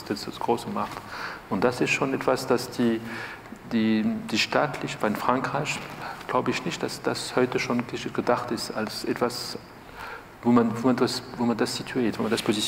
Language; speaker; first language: German; non-native, fluent; French